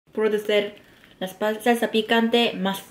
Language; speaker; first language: Spanish; non-native, learner; Korean